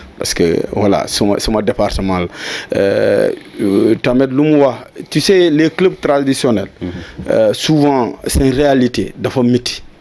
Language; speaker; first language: Wolof; non-native, local second language; Jola-Fonyi